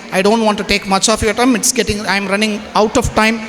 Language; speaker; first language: English; non-native, local second language; Tamil